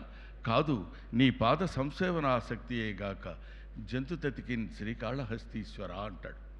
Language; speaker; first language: Telugu; native; Telugu